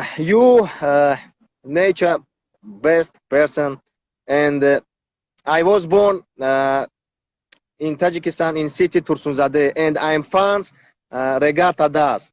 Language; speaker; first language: English; non-native, learner; Tajik